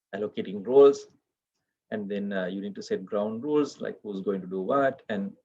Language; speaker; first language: English; non-native, local second language; Sinhala